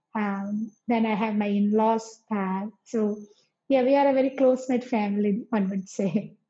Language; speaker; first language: English; non-native, local second language; Malayalam